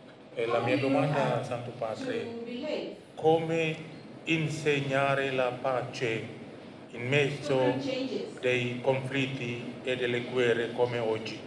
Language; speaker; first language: Italian; non-native, fluent; Indonesian